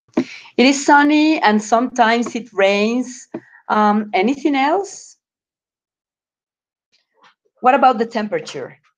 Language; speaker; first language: English; non-native, fluent; Spanish